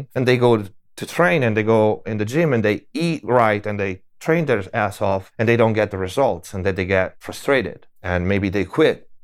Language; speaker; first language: English; non-native, fluent; Italian